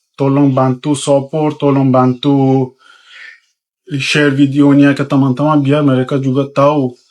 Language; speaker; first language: Indonesian; non-native, fluent; Persian